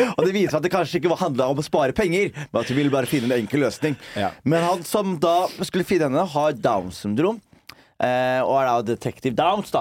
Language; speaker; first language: Norwegian; native; Norwegian